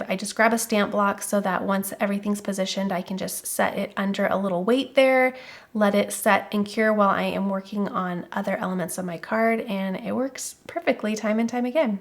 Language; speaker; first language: English; native; English